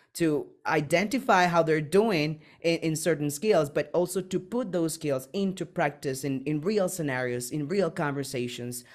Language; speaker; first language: English; non-native, fluent; Spanish